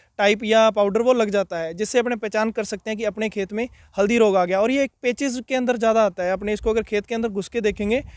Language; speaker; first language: Hindi; non-native, local second language; Punjabi